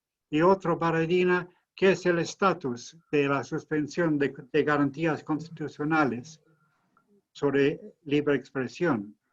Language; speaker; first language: Spanish; non-native, fluent; English